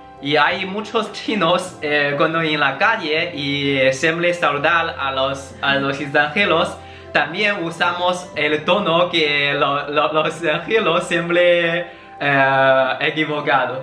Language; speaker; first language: Spanish; non-native, learner; Chinese